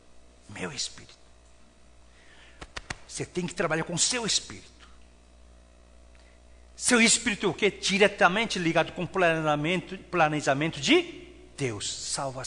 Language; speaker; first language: Portuguese; non-native, fluent; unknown